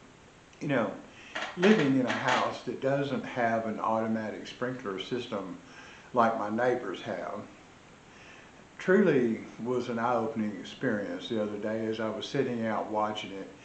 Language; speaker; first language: English; native; English